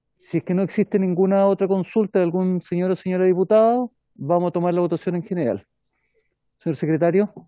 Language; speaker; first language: Spanish; native; Spanish